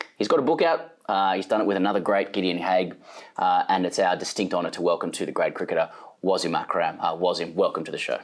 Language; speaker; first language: English; native; English